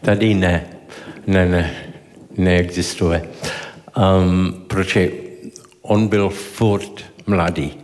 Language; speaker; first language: Czech; non-native, learner; English